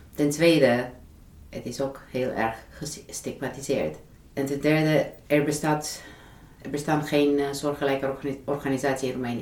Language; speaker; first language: Dutch; non-native, fluent; Romanian